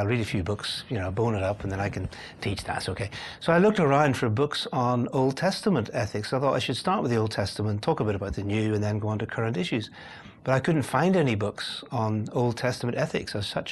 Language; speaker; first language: English; native; English